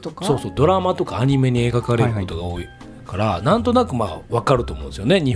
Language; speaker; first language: Japanese; native; Japanese